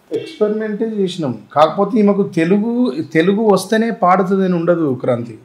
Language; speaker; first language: Telugu; native; Telugu